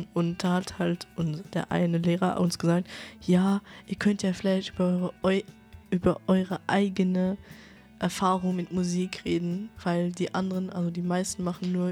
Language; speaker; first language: German; native; German